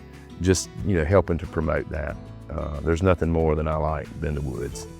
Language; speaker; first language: English; native; English